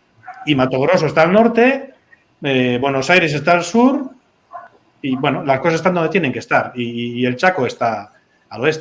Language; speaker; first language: Spanish; native; Spanish